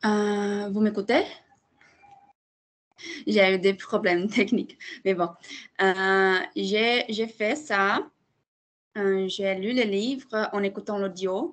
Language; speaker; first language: French; non-native, fluent; Portuguese